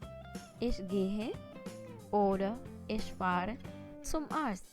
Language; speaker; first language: German; non-native, fluent; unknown